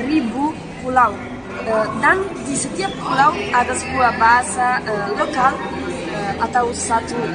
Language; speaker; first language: Indonesian; non-native, fluent; Italian